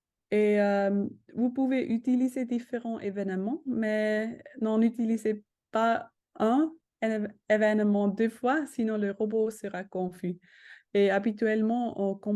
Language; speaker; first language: French; non-native, fluent; German